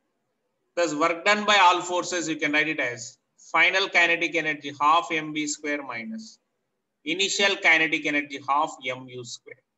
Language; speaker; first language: English; non-native, local second language; Telugu